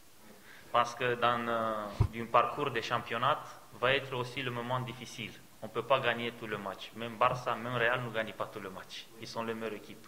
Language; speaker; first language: French; non-native, fluent; Romanian